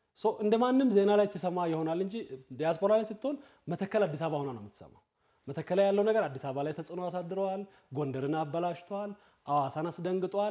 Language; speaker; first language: Amharic; native; Amharic